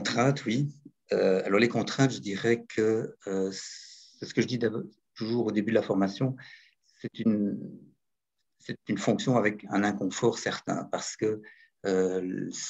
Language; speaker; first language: French; native; French